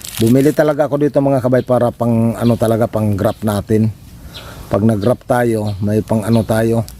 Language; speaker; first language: Filipino; non-native, local second language; Cebuano